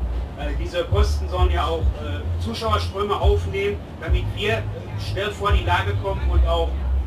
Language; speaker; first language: German; native; German